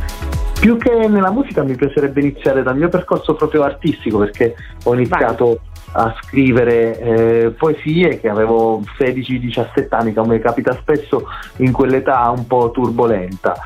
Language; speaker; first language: Italian; native; Italian